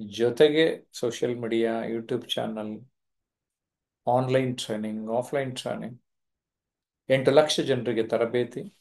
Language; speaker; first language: Kannada; native; Kannada